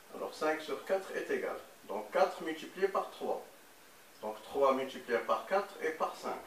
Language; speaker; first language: French; non-native, local second language; Arabic